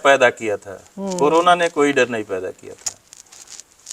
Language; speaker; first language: Hindi; native; Hindi